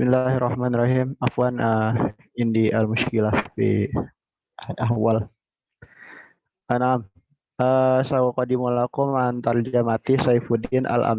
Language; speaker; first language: Arabic; non-native, learner; Indonesian